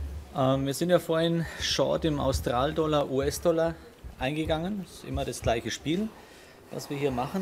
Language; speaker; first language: German; native; German